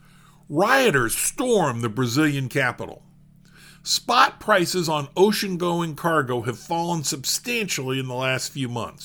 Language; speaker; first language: English; native; English